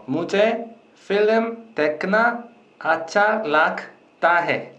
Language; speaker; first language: Hindi; non-native, learner; Korean